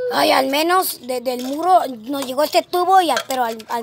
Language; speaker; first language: Spanish; native; Spanish